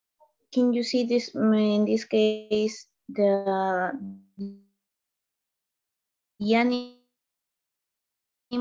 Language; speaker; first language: English; non-native, learner; Spanish